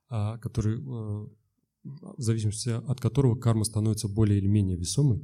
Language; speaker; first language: Russian; native; Russian